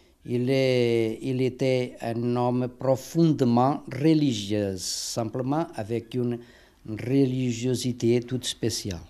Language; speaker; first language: French; non-native, fluent; Portuguese